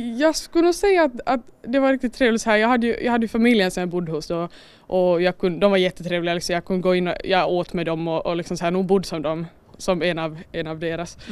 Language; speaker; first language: Swedish; native; Swedish